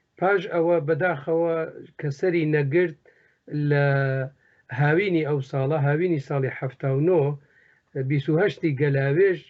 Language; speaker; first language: Central Kurdish; native; Central Kurdish